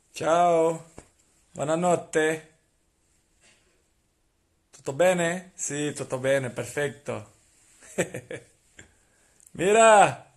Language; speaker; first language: Italian; non-native, learner; Portuguese